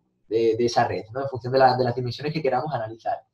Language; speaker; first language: Spanish; native; Spanish